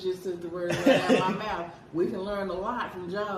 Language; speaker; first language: English; native; English